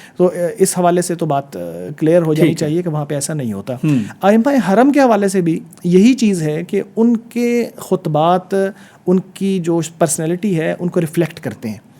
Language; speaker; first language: Urdu; native; Urdu